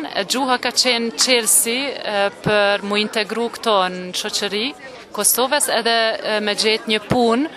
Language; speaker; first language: Albanian; non-native, fluent; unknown